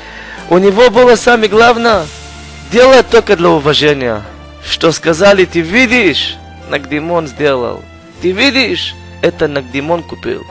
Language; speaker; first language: Russian; non-native, learner; Hebrew